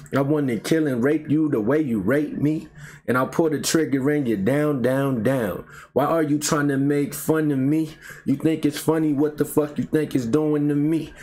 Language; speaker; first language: English; native; English